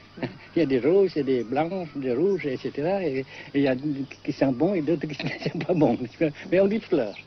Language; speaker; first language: French; non-native, fluent; Vietnamese